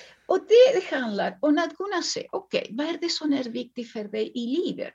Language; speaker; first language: Swedish; non-native, fluent; Spanish